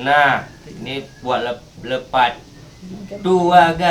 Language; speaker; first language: Indonesian; native; Indonesian